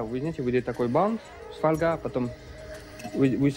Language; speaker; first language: Russian; non-native, learner; French